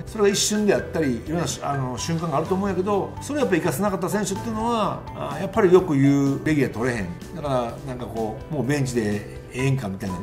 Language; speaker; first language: Japanese; native; Japanese